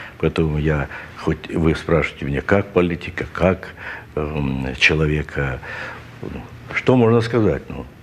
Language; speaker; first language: Russian; native; Russian